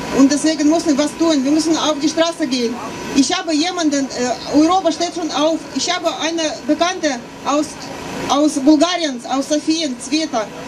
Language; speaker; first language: German; non-native, fluent; Russian